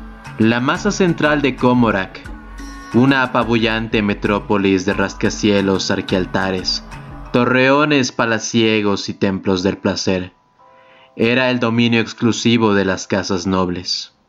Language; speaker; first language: Spanish; native; Spanish